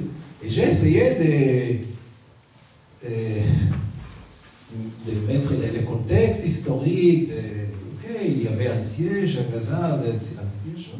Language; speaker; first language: French; non-native, learner; Hebrew